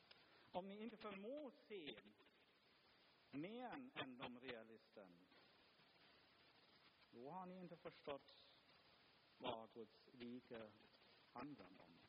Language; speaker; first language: Swedish; non-native, fluent; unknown